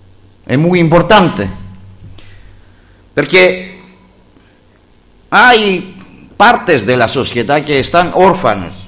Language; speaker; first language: Spanish; non-native, learner; Greek